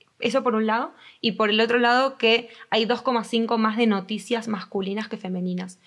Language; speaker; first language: Spanish; native; Spanish